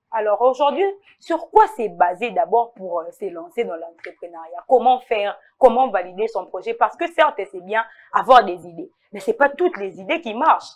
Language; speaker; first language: French; non-native, local second language; Lingala